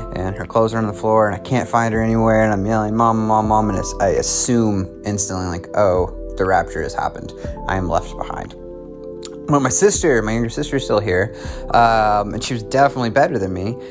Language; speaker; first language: English; native; English